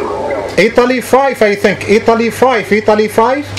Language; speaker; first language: English; non-native, learner; Arabic